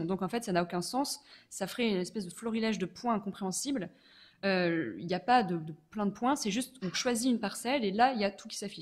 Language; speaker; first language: French; native; French